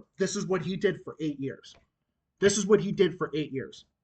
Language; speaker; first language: English; native; English